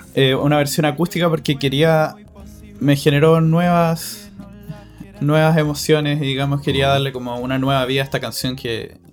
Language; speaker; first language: Spanish; native; Spanish